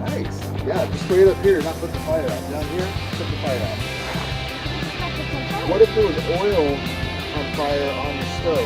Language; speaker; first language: English; native; English